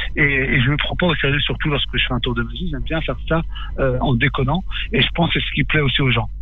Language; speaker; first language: French; native; French